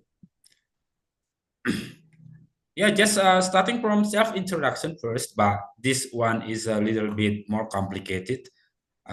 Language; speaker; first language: English; non-native, fluent; Indonesian